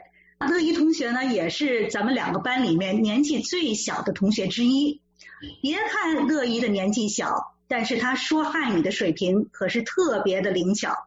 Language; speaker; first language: Chinese; native; Chinese